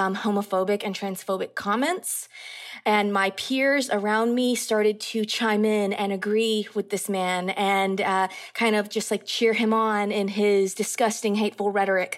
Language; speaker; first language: English; native; English